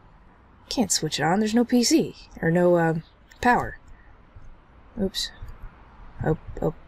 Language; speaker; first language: English; native; English